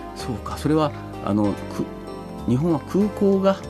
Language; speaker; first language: Japanese; native; Japanese